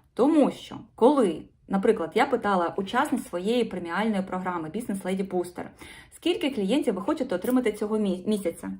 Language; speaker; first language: Ukrainian; non-native, local second language; Russian